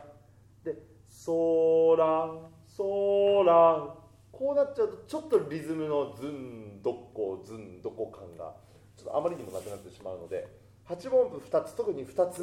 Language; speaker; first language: Japanese; native; Japanese